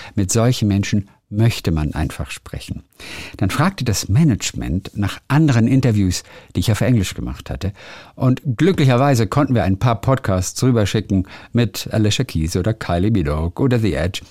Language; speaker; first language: German; native; German